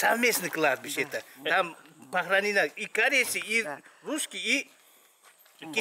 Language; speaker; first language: Russian; non-native, fluent; Korean